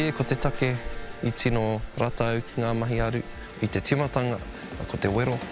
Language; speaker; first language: Māori; non-native, local second language; English